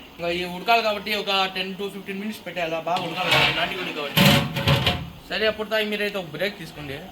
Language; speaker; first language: Telugu; non-native, local second language; Urdu